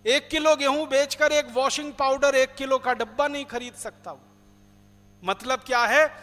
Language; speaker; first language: Hindi; native; Hindi